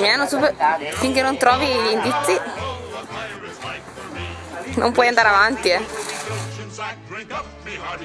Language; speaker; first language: Italian; native; Italian